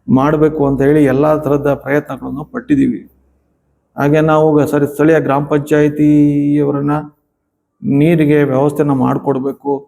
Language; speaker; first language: Kannada; non-native, local second language; Lambadi